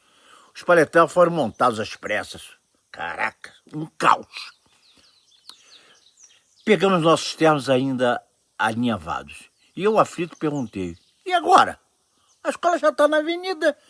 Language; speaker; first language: Portuguese; native; Portuguese